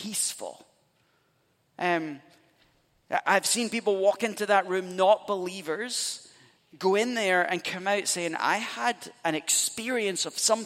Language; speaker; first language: English; native; English